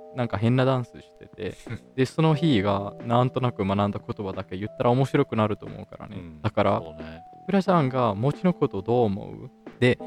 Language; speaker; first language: Japanese; non-native, fluent; Italian